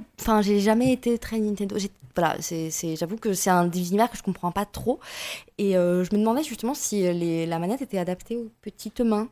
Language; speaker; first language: French; early bilingual, other home language; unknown